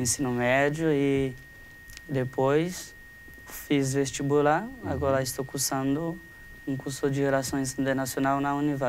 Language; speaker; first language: Portuguese; non-native, fluent; Haitian Creole